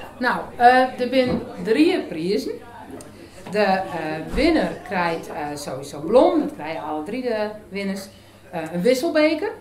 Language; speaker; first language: Dutch; native; Dutch